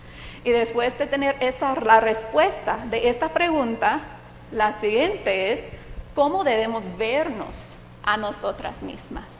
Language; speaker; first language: Spanish; non-native, fluent; English